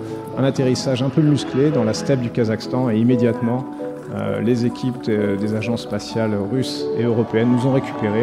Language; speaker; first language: French; native; French